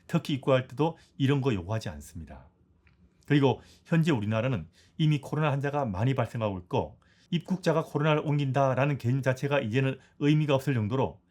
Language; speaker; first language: Korean; native; Korean